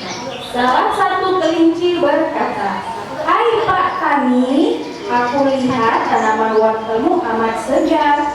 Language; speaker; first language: Indonesian; native; Indonesian